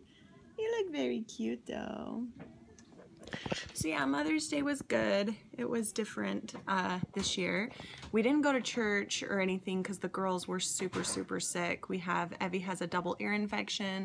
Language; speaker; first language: English; native; English